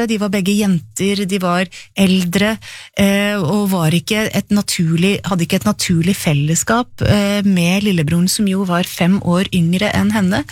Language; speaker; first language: Norwegian; native; Norwegian